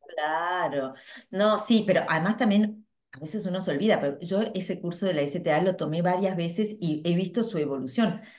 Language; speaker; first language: Spanish; native; Spanish